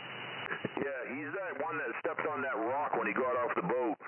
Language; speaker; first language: English; native; English